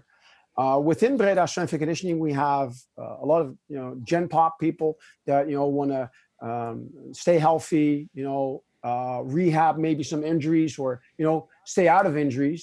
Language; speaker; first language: English; non-native, fluent; Dutch